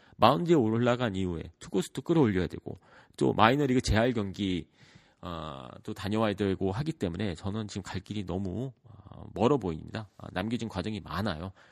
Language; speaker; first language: Korean; early bilingual, heritage; Korean